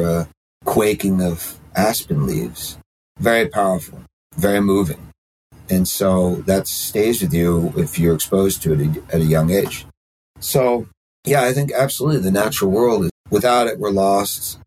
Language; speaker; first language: English; native; English